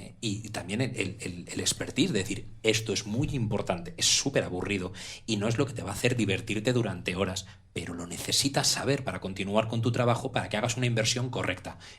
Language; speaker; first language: Spanish; native; Spanish